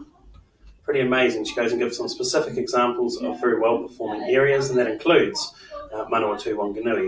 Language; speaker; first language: English; native; English